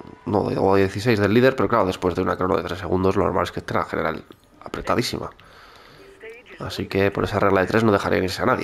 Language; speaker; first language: Spanish; native; Spanish